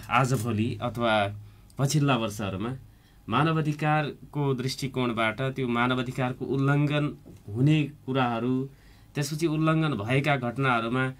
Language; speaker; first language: Nepali; native; Nepali